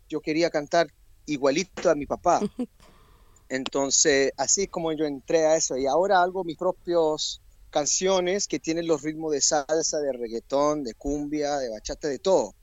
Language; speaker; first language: Spanish; early bilingual, heritage; English